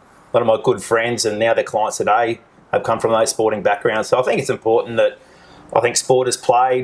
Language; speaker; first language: English; native; English